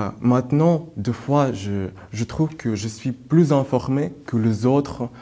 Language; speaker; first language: French; non-native, learner; Russian